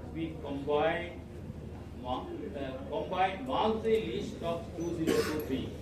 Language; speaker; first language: English; non-native, local second language; Bangla